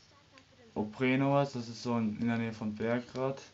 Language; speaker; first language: German; early bilingual, other home language; Serbian